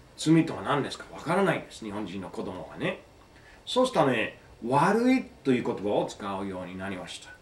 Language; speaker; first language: Japanese; non-native, fluent; English